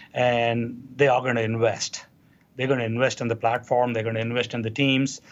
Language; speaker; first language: English; non-native, local second language; Hindi